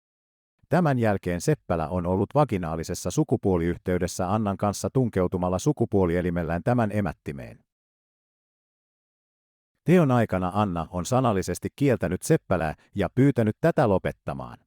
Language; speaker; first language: Finnish; native; Finnish